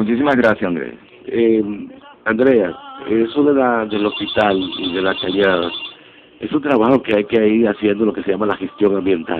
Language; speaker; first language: Spanish; native; Spanish